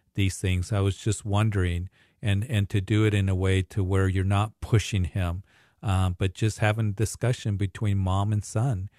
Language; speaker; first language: English; native; English